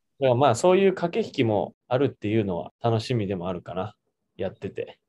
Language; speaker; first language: Japanese; native; Japanese